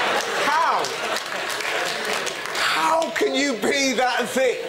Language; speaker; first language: English; native; English